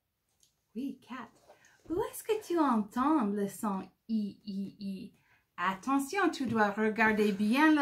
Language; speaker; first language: French; non-native, fluent; English